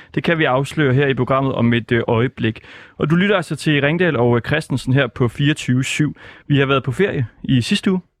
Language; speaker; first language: Danish; non-native, local second language; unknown